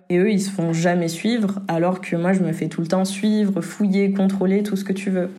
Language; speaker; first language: French; native; French